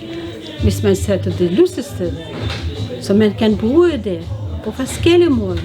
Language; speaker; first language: Danish; non-native, learner; Russian